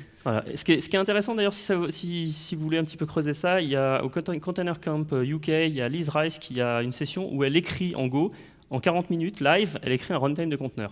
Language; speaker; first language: French; native; French